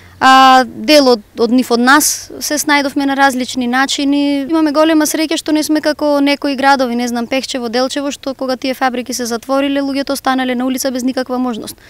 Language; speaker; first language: Macedonian; native; Macedonian